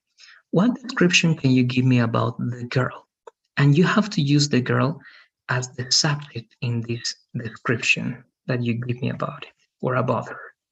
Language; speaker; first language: English; non-native, fluent; Spanish